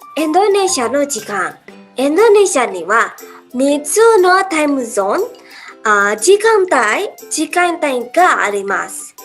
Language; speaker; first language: Japanese; non-native, learner; Indonesian